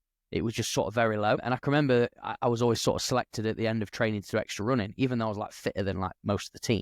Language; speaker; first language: English; native; English